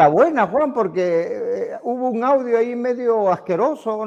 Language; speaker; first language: Spanish; native; Spanish